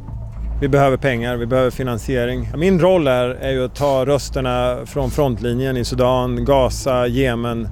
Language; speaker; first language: Swedish; native; Swedish